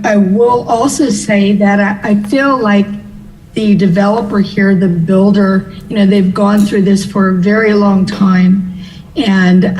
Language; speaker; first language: English; native; English